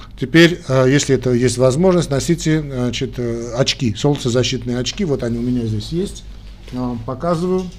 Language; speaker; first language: Russian; non-native, local second language; Armenian